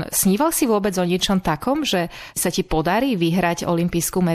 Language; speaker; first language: Slovak; native; Slovak